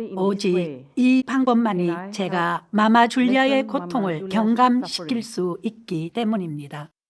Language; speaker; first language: Korean; non-native, fluent; Malay